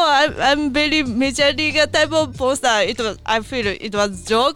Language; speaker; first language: English; non-native, learner; Japanese